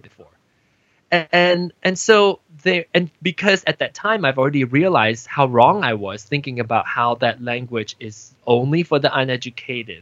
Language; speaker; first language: English; non-native, local second language; Min Nan Chinese